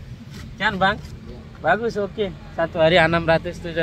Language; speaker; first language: Indonesian; non-native, learner; Nepali